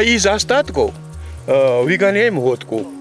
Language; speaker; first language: Russian; non-native, fluent; Georgian